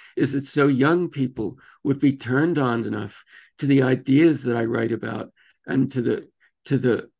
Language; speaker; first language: English; native; English